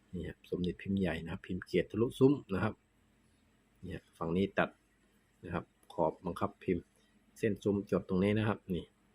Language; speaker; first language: Thai; non-native, local second language; Northeastern Thai